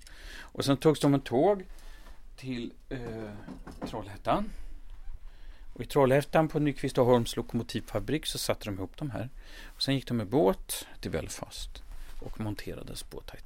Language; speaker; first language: Swedish; native; Swedish